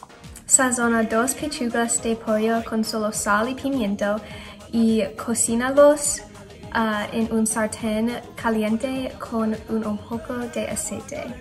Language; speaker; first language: Spanish; non-native, learner; English